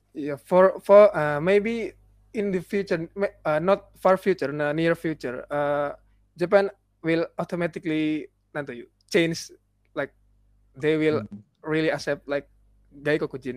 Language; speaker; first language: English; non-native, learner; Indonesian